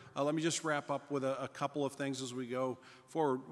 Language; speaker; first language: English; native; English